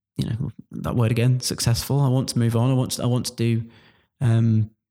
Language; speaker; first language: English; native; English